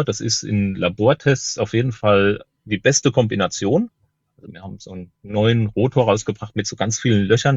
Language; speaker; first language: German; native; German